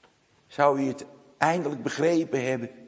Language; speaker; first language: Dutch; native; Dutch